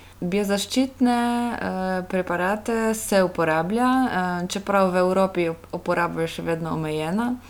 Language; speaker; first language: Slovenian; non-native, fluent; Polish